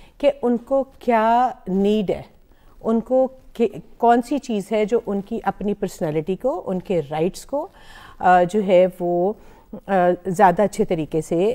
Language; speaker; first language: Urdu; non-native, local second language; Punjabi